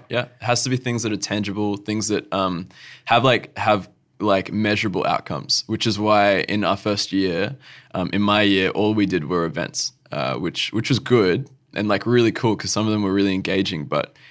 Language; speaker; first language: English; native; English